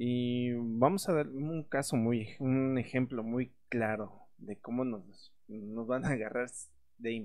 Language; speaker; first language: Spanish; native; Spanish